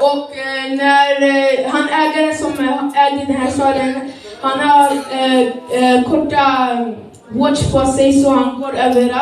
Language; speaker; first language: Swedish; early bilingual, other home language; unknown